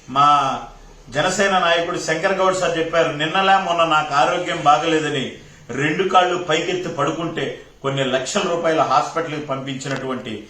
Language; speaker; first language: Telugu; native; Telugu